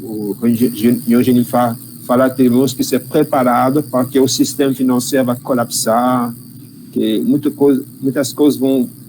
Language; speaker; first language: Portuguese; non-native, learner; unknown